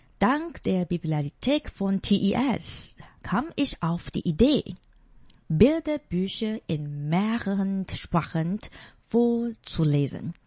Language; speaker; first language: German; non-native, fluent; Chinese